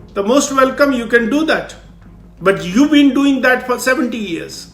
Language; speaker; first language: English; non-native, local second language; Punjabi